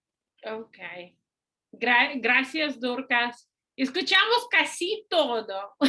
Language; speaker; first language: Spanish; non-native, fluent; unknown